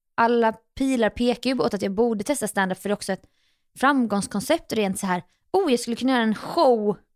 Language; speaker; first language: Swedish; native; Swedish